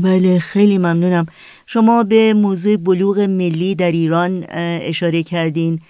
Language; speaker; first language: Persian; native; Persian